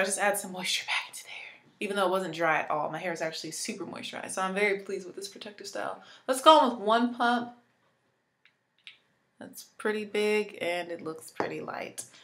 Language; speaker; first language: English; native; English